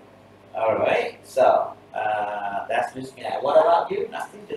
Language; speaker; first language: English; non-native, fluent; Vietnamese